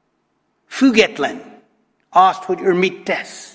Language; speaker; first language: Hungarian; non-native, fluent; English